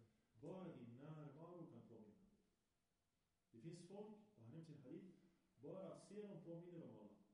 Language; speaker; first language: Swedish; early bilingual, other home language; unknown